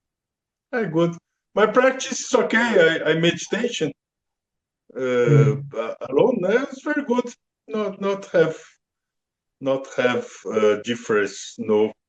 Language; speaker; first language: English; non-native, learner; Portuguese